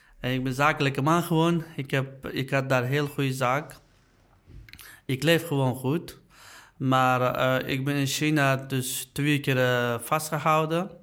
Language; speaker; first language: Dutch; non-native, learner; Uyghur